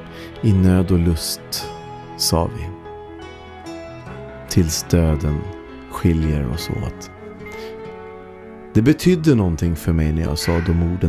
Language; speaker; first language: Swedish; native; Swedish